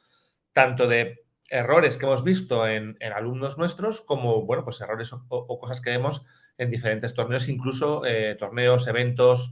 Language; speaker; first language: Spanish; native; Spanish